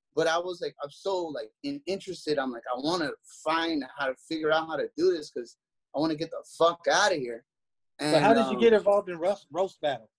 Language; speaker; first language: English; native; English